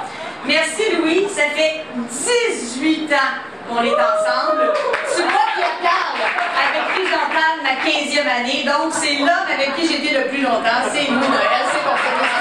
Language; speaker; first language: French; native; French